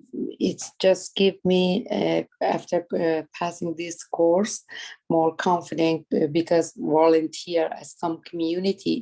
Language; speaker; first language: English; non-native, learner; Persian